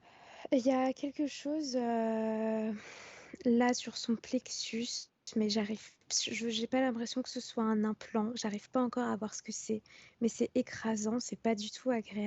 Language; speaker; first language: French; native; French